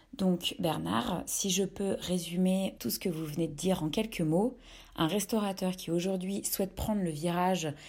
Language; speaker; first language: French; native; French